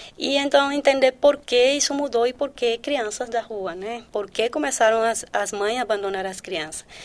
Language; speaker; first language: Portuguese; early bilingual, heritage; Portuguese